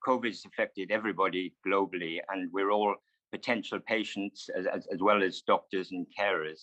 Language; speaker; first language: English; native; English